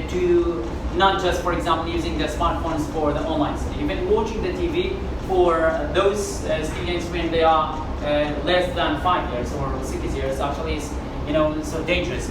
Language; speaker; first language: English; non-native, fluent; Kurdish